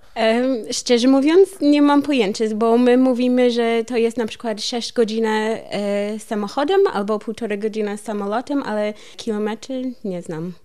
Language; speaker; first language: Polish; non-native, learner; English